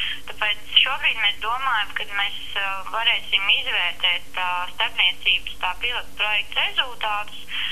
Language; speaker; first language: Latvian; native; Latvian